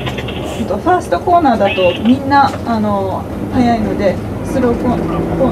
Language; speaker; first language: Japanese; non-native, fluent; French